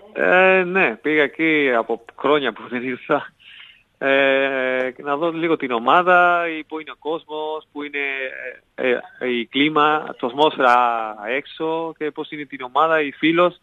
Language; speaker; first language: Greek; non-native, learner; Spanish